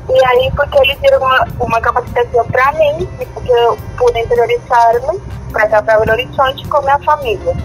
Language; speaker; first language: Portuguese; non-native, learner; Spanish